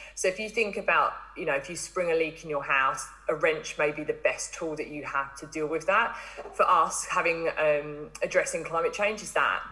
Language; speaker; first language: English; native; English